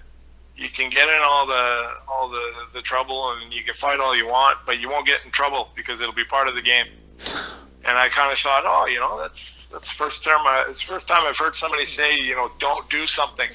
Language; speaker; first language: English; native; English